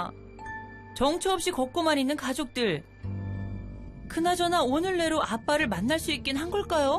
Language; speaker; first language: Korean; native; Korean